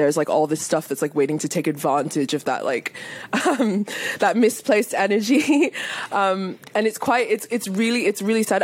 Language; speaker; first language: English; native; English